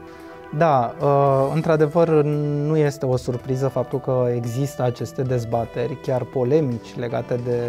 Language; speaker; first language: Romanian; native; Romanian